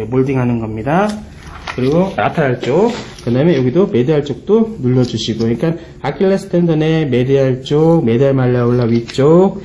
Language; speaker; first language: Korean; native; Korean